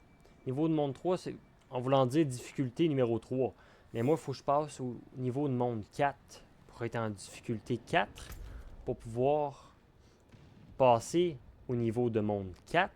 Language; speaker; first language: French; native; French